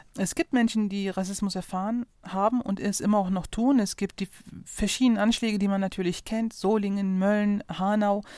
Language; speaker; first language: German; early bilingual, other home language; Turkish